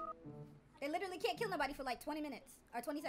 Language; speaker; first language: English; native; English